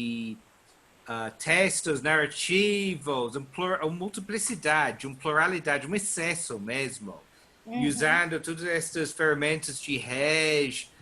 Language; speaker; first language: Portuguese; non-native, learner; English